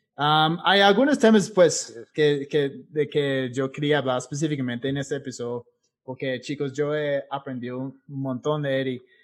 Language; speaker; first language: Spanish; non-native, fluent; English